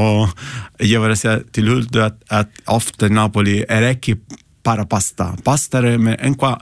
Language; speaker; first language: Icelandic; non-native, learner; Italian